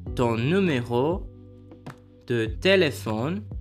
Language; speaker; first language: French; non-native, fluent; Portuguese